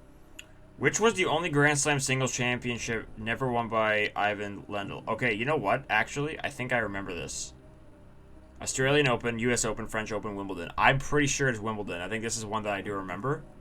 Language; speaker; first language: English; native; English